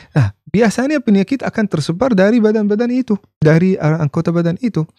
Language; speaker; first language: Indonesian; non-native, fluent; Arabic